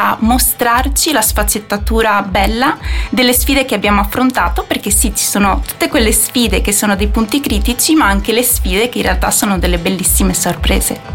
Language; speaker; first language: Italian; native; Italian